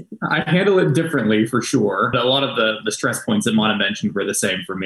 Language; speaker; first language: English; native; English